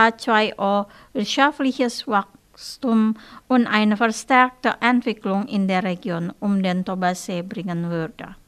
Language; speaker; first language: German; non-native, fluent; Indonesian